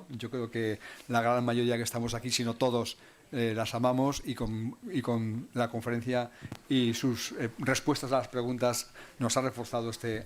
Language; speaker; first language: Spanish; native; Spanish